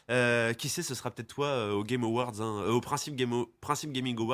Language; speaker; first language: French; native; French